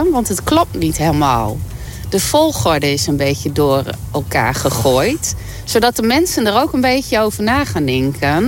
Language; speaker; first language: Dutch; native; Dutch